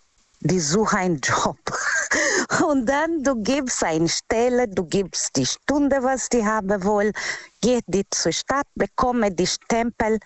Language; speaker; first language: German; non-native, fluent; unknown